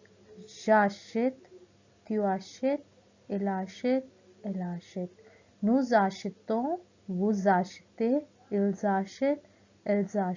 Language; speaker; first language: French; non-native, fluent; Hindi